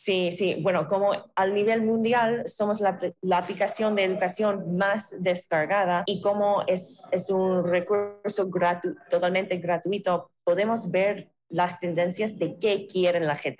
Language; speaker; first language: Spanish; non-native, fluent; English